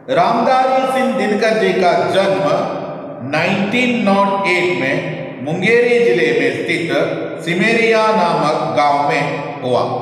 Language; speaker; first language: Hindi; non-native, local second language; Kannada